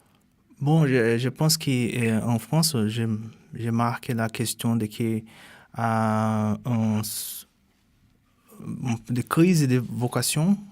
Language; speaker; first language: French; non-native, fluent; Portuguese